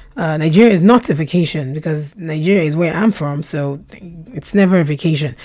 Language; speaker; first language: English; non-native, local second language; Russian